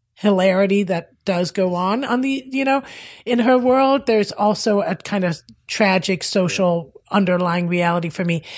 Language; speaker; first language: English; non-native, fluent; Danish